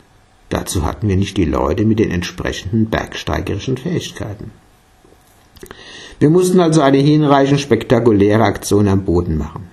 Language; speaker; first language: German; native; German